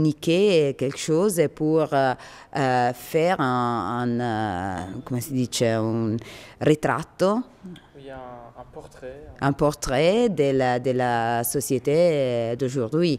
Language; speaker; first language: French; non-native, learner; Italian